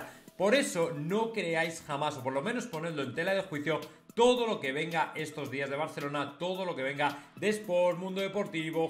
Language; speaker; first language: Spanish; native; Spanish